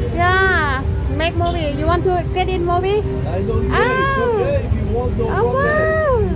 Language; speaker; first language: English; non-native, learner; Thai